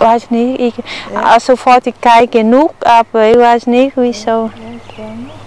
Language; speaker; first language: German; non-native, learner; Vietnamese